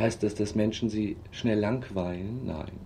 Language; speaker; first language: German; native; German